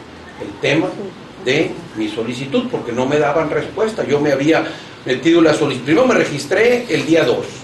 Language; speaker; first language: Spanish; native; Spanish